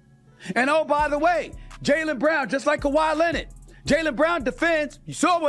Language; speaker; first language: English; native; English